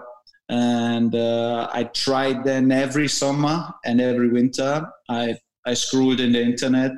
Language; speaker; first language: English; non-native, fluent; German